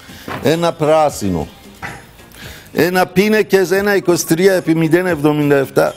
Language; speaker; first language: Greek; non-native, fluent; Persian